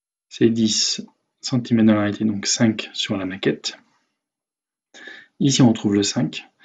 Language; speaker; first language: French; native; French